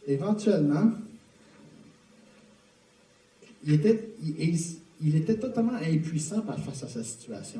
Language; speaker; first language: French; native; French